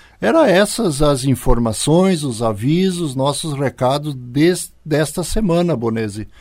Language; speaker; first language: Portuguese; native; Portuguese